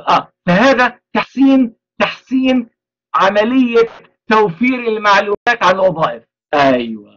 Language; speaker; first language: Arabic; native; Arabic